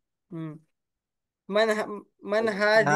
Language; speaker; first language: Arabic; non-native, learner; Urdu